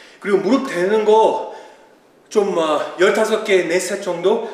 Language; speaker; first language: Korean; early bilingual, heritage; Korean